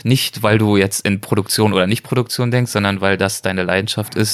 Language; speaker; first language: German; native; German